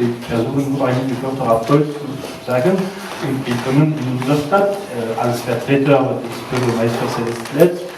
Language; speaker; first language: German; non-native, learner; French